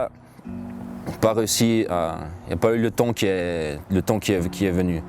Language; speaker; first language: French; native; French